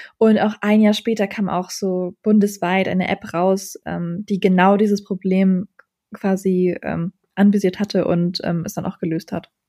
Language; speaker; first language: German; early bilingual, other home language; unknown